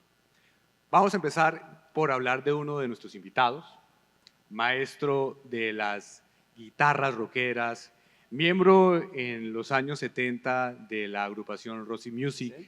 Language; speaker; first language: Spanish; native; Spanish